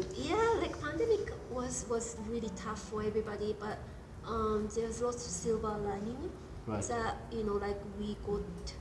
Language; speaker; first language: English; non-native, fluent; Japanese